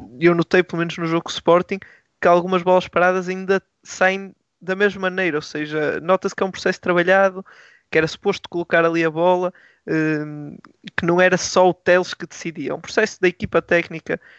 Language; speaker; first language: Portuguese; native; Portuguese